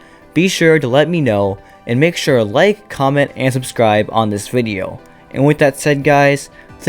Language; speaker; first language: English; native; English